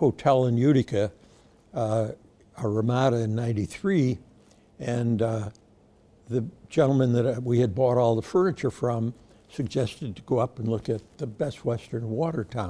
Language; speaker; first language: English; native; English